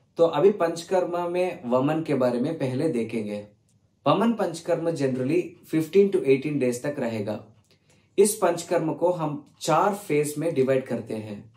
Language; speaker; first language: Hindi; non-native, learner; Tamil